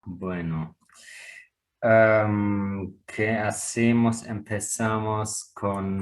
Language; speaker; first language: Spanish; non-native, fluent; German